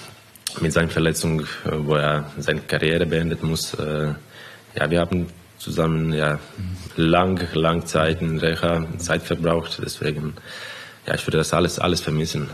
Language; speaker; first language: German; non-native, fluent; Croatian